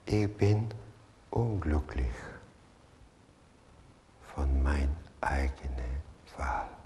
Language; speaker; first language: German; non-native, fluent; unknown